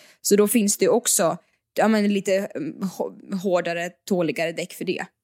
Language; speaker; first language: Swedish; native; Swedish